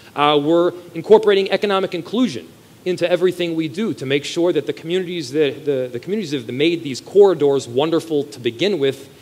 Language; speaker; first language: English; native; English